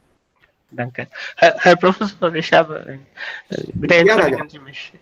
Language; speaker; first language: German; non-native, learner; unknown